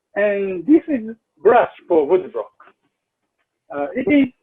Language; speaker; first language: English; non-native, learner; Japanese